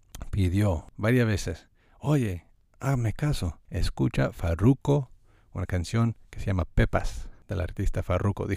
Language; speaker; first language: Spanish; non-native, fluent; English